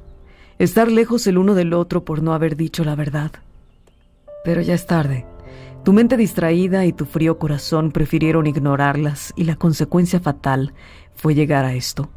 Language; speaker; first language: Spanish; native; Spanish